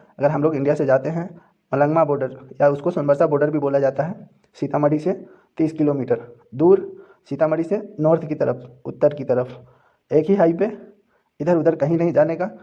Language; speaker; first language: Hindi; native; Hindi